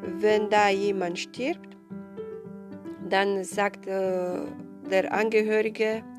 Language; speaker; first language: German; non-native, fluent; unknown